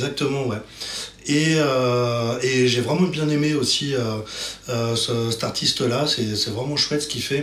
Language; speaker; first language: French; native; French